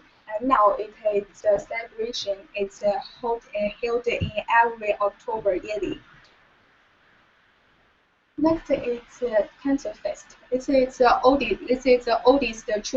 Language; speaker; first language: English; non-native, learner; Chinese